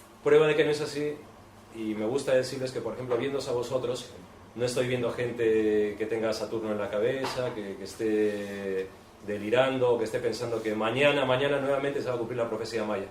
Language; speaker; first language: Spanish; native; Spanish